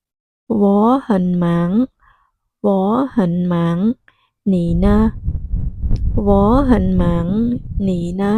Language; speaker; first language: Chinese; non-native, fluent; Khmer